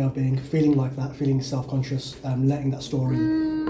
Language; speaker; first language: English; native; English